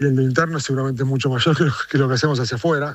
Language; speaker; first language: Spanish; native; Spanish